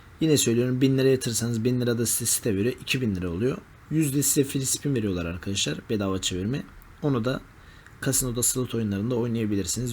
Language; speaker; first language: Turkish; native; Turkish